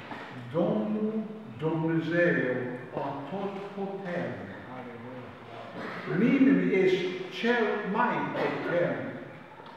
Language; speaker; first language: Romanian; non-native, learner; English